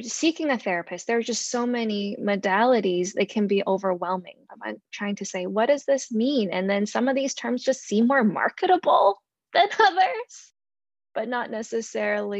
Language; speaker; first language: English; non-native, local second language; Cantonese